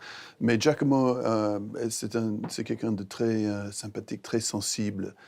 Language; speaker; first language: French; non-native, fluent; English